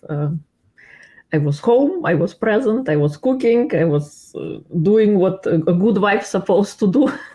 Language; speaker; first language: English; non-native, fluent; Russian